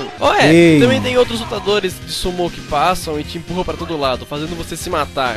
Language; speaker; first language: Portuguese; native; Portuguese